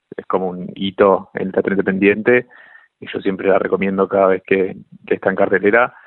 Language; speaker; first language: Spanish; native; Spanish